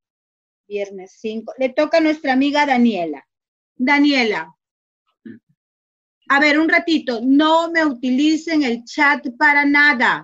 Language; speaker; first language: Spanish; native; Spanish